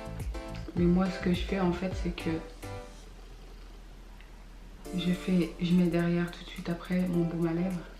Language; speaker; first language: French; early bilingual, other home language; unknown